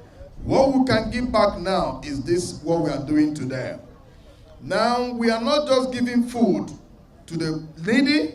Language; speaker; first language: English; non-native, local second language; Igbo